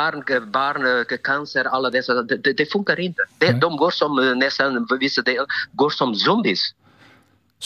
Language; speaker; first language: Swedish; non-native, fluent; Spanish